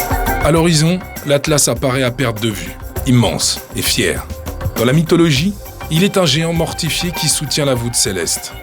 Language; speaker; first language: French; native; French